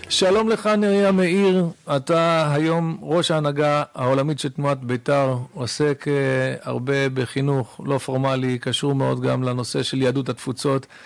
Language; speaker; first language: Hebrew; early bilingual, other home language; English